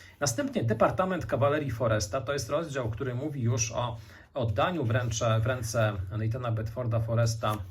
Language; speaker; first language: Polish; native; Polish